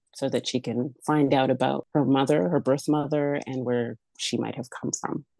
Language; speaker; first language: English; native; English